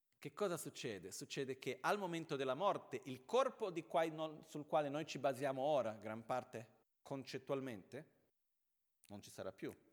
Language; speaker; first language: Italian; non-native, fluent; Portuguese